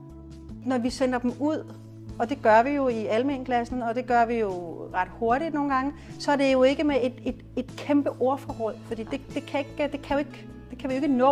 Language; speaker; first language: Danish; native; Danish